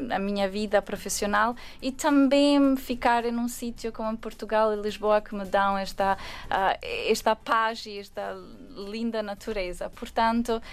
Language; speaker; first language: Portuguese; non-native, fluent; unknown